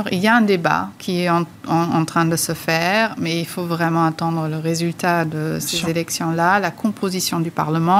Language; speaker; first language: French; native; French